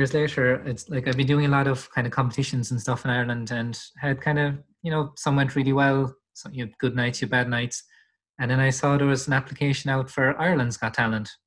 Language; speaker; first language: English; native; English